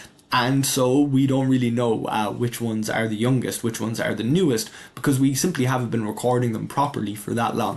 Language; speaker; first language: English; native; English